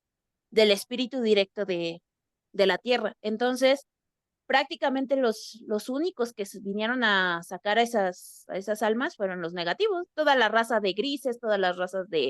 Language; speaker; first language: Spanish; native; Spanish